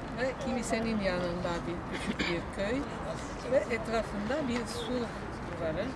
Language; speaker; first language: Turkish; non-native, fluent; Italian